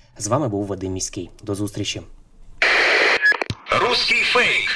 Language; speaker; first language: Ukrainian; native; Ukrainian